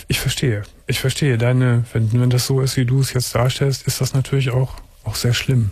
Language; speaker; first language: German; native; German